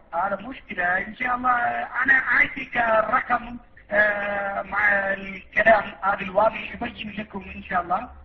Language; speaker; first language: Arabic; non-native, learner; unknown